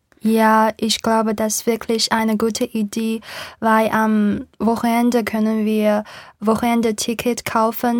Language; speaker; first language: German; non-native, learner; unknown